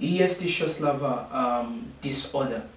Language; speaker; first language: Russian; non-native, learner; English